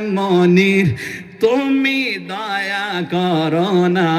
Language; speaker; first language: Bangla; non-native, local second language; Assamese